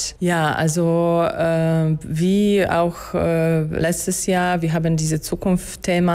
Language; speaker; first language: German; non-native, fluent; Polish